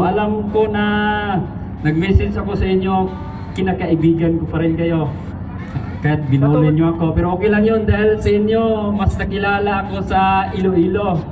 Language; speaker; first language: Filipino; non-native, local second language; Cebuano